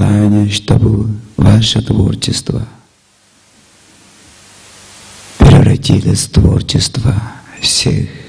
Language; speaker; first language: Russian; non-native, local second language; Tuvinian